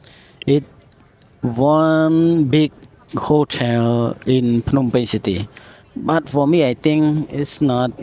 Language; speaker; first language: English; non-native, learner; Khmer